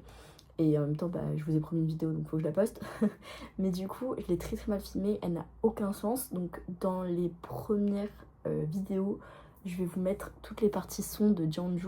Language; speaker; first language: French; native; French